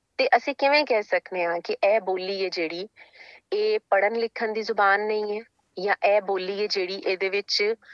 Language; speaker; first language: Punjabi; native; Punjabi